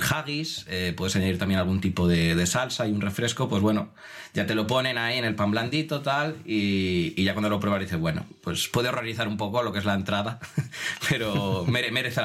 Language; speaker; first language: Spanish; native; Spanish